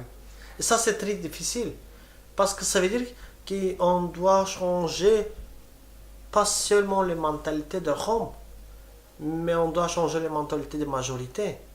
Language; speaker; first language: French; non-native, fluent; Romany